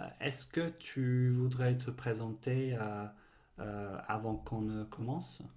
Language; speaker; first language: French; non-native, fluent; English